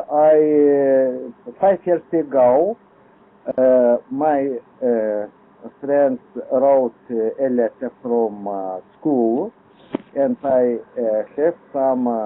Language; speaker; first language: English; non-native, learner; Lithuanian